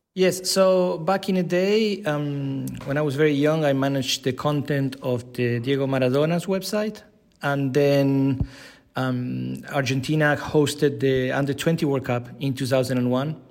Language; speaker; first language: English; non-native, fluent; Spanish